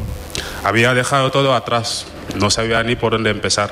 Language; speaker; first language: Spanish; non-native, fluent; Wolof